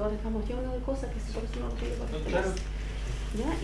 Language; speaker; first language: Spanish; native; Spanish